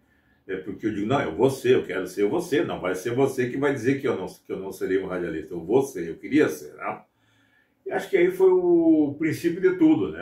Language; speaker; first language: Portuguese; native; Portuguese